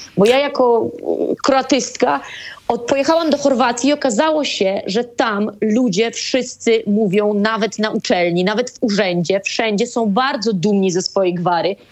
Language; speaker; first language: Polish; native; Polish